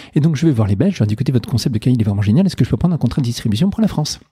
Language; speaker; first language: French; native; French